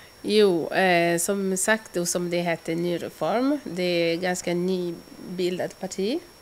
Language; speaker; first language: Swedish; early bilingual, other home language; Lingala